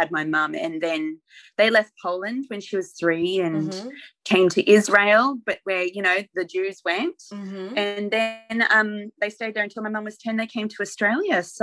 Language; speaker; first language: English; native; English